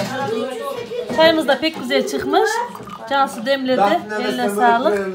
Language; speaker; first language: Turkish; native; Turkish